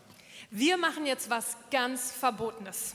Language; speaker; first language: German; native; German